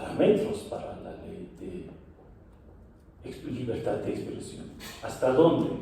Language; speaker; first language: Spanish; non-native, fluent; Persian